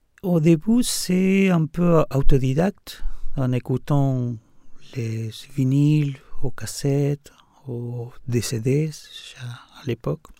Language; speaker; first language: French; non-native, fluent; Spanish